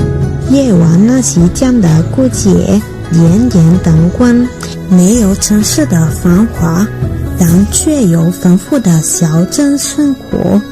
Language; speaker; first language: Chinese; non-native, fluent; Italian